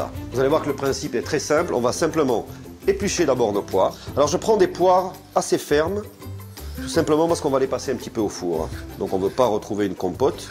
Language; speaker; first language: French; native; French